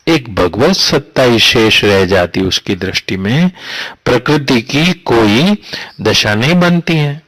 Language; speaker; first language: Hindi; non-native, local second language; Gujarati